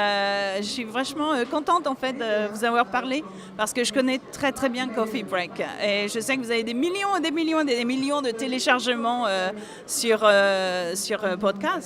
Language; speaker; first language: French; native; French